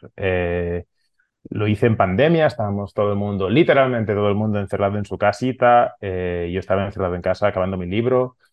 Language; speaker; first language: Spanish; non-native, local second language; Catalan